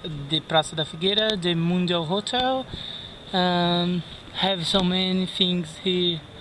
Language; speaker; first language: English; non-native, learner; Portuguese